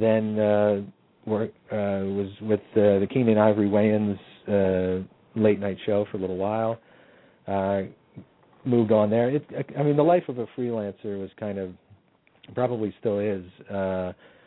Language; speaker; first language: English; native; English